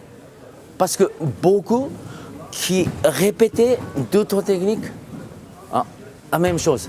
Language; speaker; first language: French; non-native, fluent; Japanese